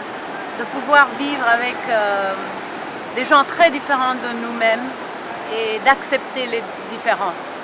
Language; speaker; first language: French; early bilingual, heritage; French